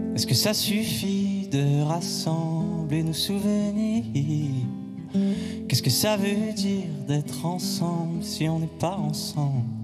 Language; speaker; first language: French; native; French